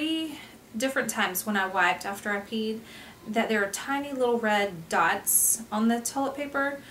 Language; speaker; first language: English; native; English